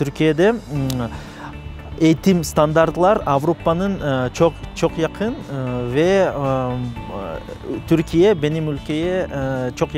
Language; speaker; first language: Turkish; non-native, learner; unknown